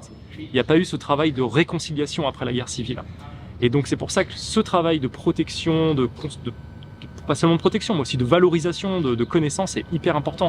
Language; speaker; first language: French; native; French